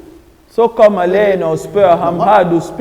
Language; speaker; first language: Danish; non-native, learner; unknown